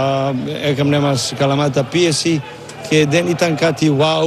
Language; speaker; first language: Greek; non-native, learner; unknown